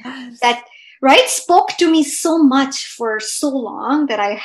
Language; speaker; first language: English; non-native, local second language; Hindi